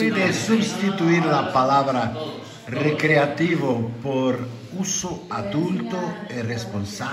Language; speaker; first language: Spanish; non-native, learner; Portuguese